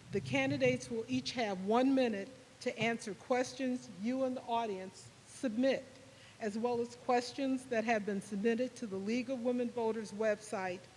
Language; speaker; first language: English; native; English